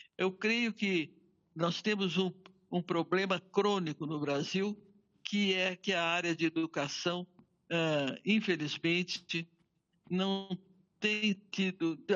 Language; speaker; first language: Portuguese; native; Portuguese